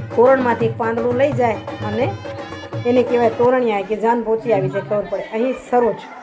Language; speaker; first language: Gujarati; native; Gujarati